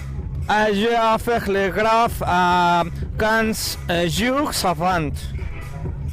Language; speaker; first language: French; non-native, learner; Spanish